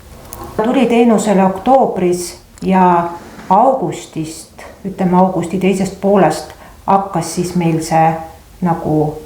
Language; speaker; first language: Estonian; native; Estonian